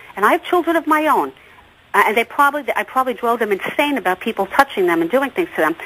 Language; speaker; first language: English; native; English